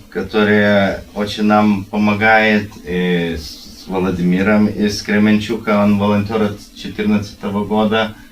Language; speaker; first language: Russian; non-native, learner; Lithuanian